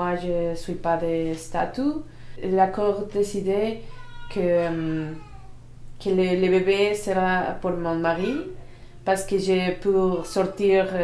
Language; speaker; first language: French; non-native, learner; Spanish